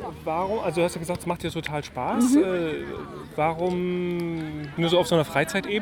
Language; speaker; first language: German; native; German